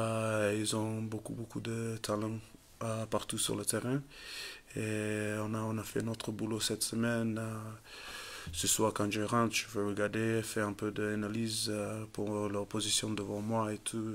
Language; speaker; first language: French; non-native, fluent; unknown